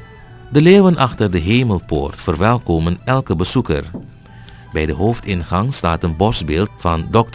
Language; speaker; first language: Dutch; native; Dutch